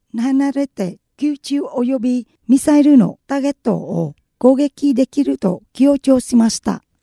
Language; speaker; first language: Japanese; non-native, fluent; Vietnamese